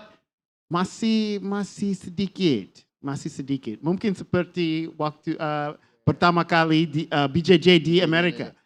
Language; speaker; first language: Indonesian; non-native, learner; English